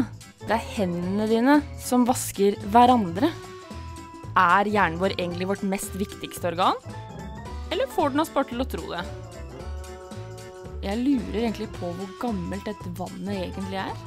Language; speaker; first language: Norwegian; native; Norwegian